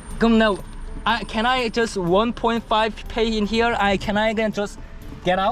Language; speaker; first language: English; non-native, learner; Korean